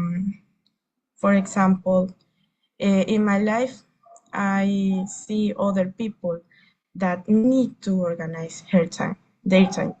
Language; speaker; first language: English; non-native, learner; Spanish